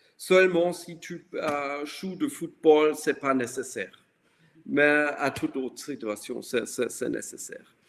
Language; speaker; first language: French; non-native, fluent; German